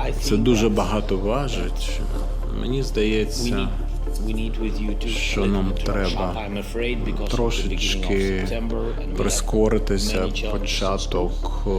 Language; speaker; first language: Ukrainian; non-native, local second language; Russian